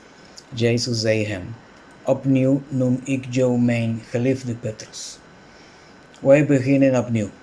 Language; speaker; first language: Dutch; non-native, fluent; Spanish